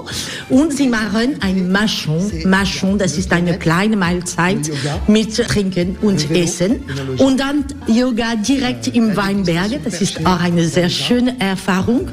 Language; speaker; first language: German; non-native, learner; French